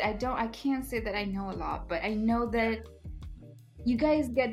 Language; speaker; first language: English; non-native, local second language; Bangla